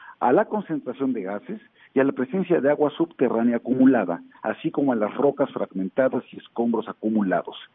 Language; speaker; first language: Spanish; native; Spanish